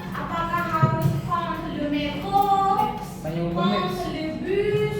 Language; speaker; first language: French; non-native, learner; Indonesian